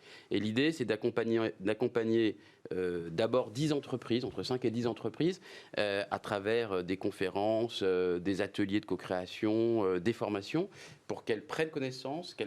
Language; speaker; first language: French; native; French